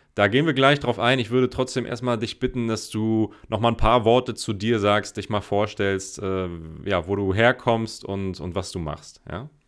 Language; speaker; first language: German; native; German